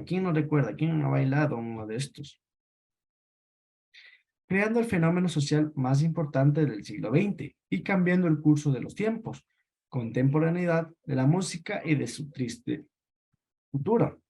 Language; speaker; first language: Spanish; native; Spanish